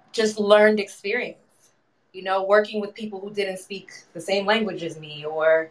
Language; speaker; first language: English; native; English